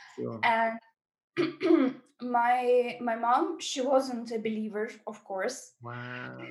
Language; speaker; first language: English; non-native, fluent; Ukrainian